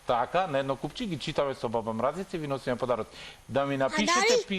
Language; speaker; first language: Macedonian; native; Macedonian